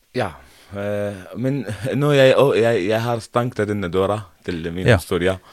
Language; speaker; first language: Norwegian; non-native, fluent; Arabic